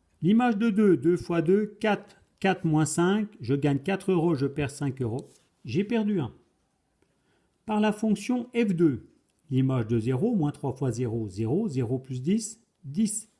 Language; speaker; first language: French; native; French